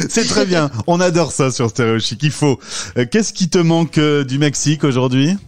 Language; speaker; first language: French; native; French